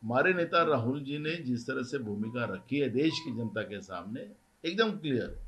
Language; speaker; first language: Hindi; non-native, local second language; Marathi